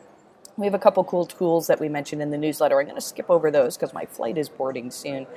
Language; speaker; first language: English; native; English